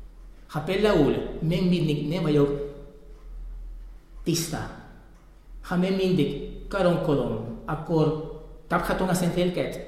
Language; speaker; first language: Hungarian; non-native, fluent; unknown